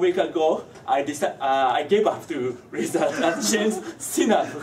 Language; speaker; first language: English; non-native, learner; Japanese